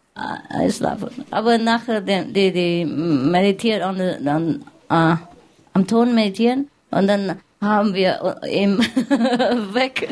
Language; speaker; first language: German; non-native, learner; Vietnamese